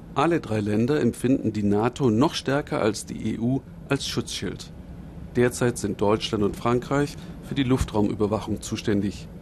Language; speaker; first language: German; native; German